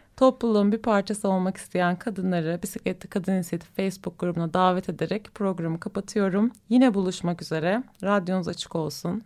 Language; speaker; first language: Turkish; native; Turkish